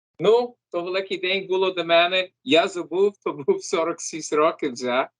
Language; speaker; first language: Ukrainian; early bilingual, heritage; English